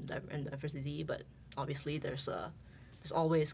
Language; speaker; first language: English; non-native, local second language; Chinese